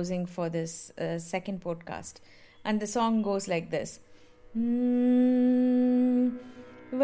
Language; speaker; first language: English; non-native, local second language; Tamil